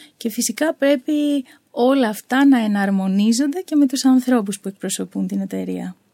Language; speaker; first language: Greek; native; Greek